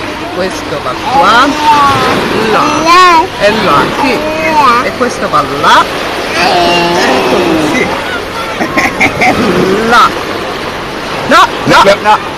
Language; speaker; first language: Italian; native; Italian